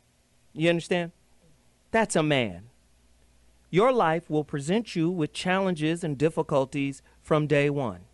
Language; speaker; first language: English; native; English